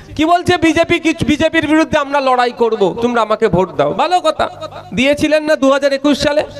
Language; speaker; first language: Bangla; native; Bangla